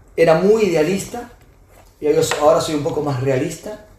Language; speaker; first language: Spanish; native; Spanish